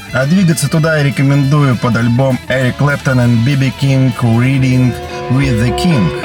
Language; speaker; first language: Russian; native; Russian